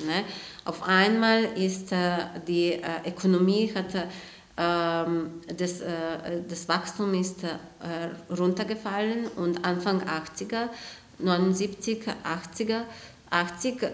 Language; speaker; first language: German; non-native, fluent; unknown